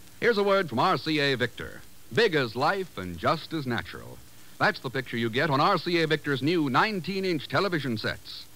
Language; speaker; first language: English; native; English